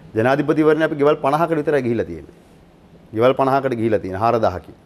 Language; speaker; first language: Sinhala; native; Sinhala